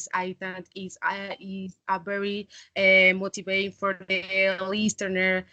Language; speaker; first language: English; non-native, learner; Spanish